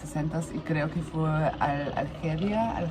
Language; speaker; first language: Spanish; non-native, fluent; German